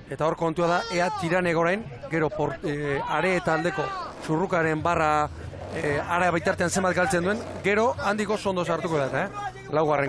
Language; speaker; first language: Basque; native; Basque